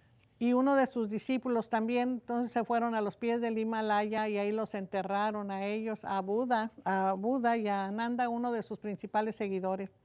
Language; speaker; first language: Spanish; native; Spanish